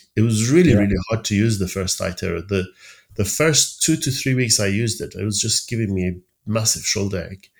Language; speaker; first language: English; early bilingual, other home language; Persian